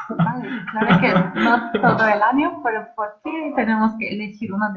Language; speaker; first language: Spanish; non-native, learner; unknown